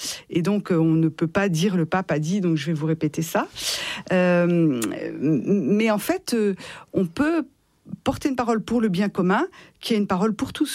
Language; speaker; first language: French; native; French